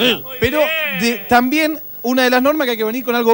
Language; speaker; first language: Spanish; native; Spanish